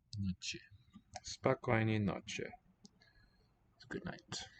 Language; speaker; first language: Russian; non-native, learner; English